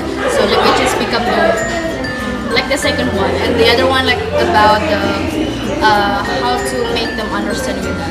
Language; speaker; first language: English; non-native, fluent; Indonesian